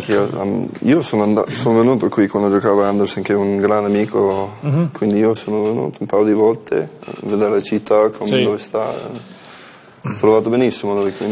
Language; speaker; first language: Italian; non-native, learner; English